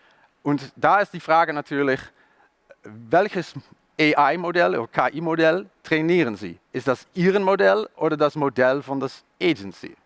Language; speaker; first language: German; non-native, learner; Dutch